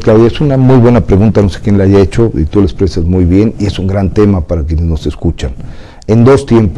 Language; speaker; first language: Spanish; native; Spanish